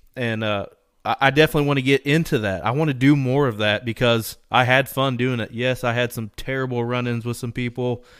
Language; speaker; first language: English; native; English